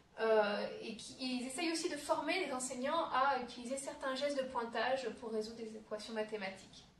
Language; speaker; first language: French; native; French